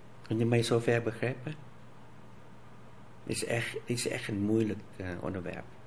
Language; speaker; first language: Dutch; non-native, fluent; Vietnamese